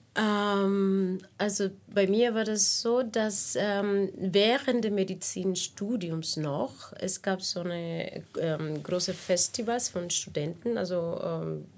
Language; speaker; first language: German; non-native, fluent; Spanish